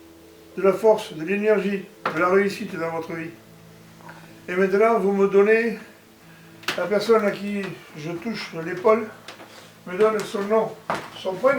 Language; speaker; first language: French; native; French